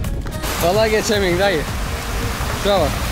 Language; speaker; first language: Turkish; early bilingual, heritage; Turkish